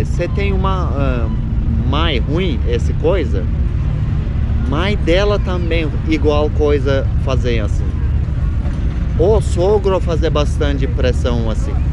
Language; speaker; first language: Portuguese; non-native, learner; Turkish